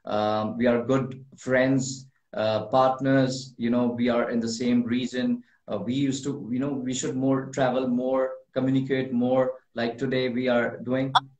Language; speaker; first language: English; non-native, local second language; Urdu